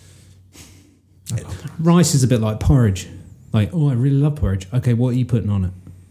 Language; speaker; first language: English; native; English